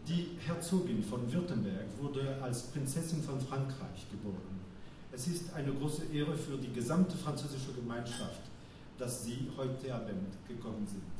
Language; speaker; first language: German; non-native, fluent; French